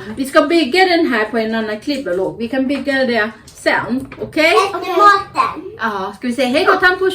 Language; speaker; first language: Swedish; non-native, learner; Thai